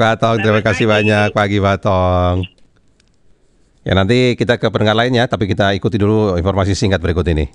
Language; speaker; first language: Indonesian; native; Indonesian